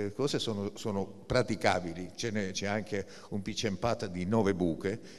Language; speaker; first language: Italian; native; Italian